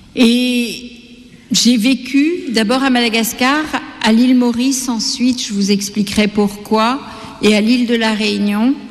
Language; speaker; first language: French; non-native, local second language; Gujarati